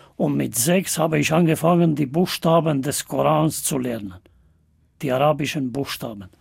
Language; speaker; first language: German; non-native, fluent; Albanian